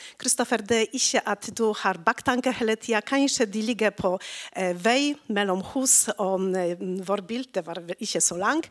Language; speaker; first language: Norwegian; non-native, learner; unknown